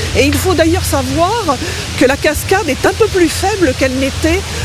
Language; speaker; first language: French; native; French